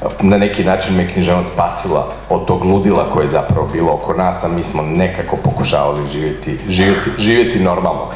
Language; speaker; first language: Croatian; native; Croatian